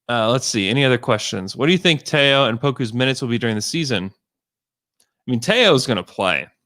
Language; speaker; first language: English; native; English